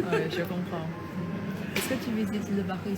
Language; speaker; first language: French; non-native, fluent; Vietnamese